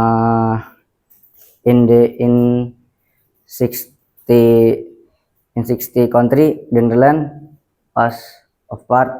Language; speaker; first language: English; non-native, learner; Indonesian